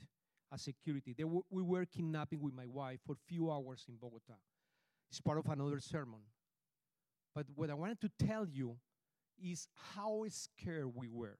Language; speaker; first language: English; non-native, fluent; Spanish